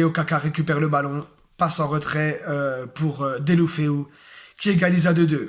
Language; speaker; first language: French; native; French